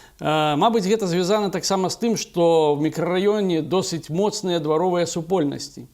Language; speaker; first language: Belarusian; non-native, local second language; Russian